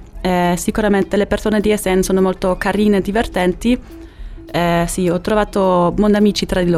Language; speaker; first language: Italian; non-native, fluent; German